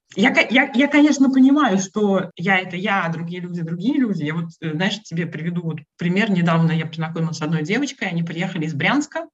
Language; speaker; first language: Russian; native; Russian